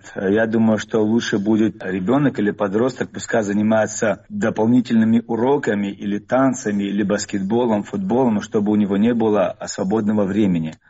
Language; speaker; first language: Russian; non-native, fluent; Adyghe